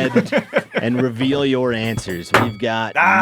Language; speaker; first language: English; native; English